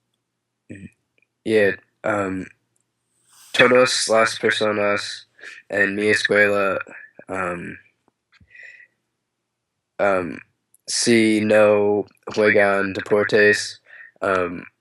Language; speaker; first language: Spanish; non-native, learner; English